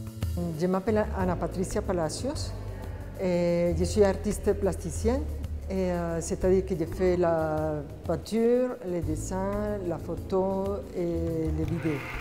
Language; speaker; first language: French; non-native, fluent; Spanish